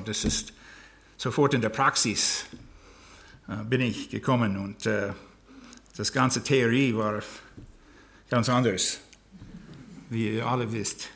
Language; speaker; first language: German; non-native, fluent; English